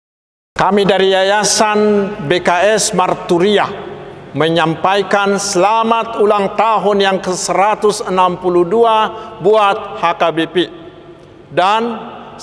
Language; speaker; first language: Indonesian; non-native, local second language; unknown